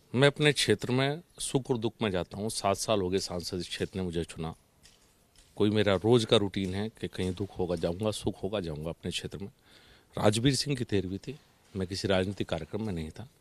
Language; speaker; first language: Hindi; native; Hindi